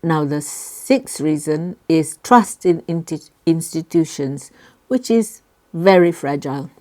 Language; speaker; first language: English; non-native, local second language; Malay